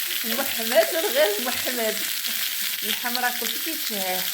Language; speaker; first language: Arabic; native; Arabic